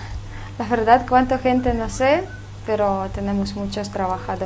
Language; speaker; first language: Spanish; non-native, fluent; Russian